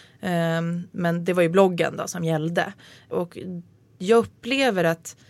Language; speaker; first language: Swedish; native; Swedish